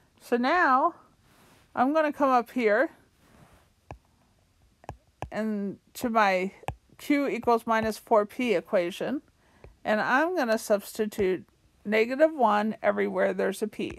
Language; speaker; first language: English; native; English